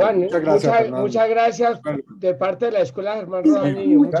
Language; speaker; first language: Spanish; native; Spanish